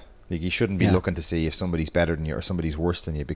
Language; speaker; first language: English; native; English